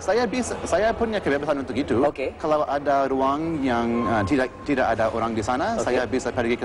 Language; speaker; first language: Indonesian; non-native, fluent; English